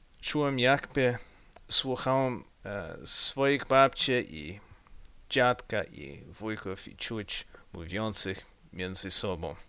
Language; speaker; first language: Polish; non-native, learner; English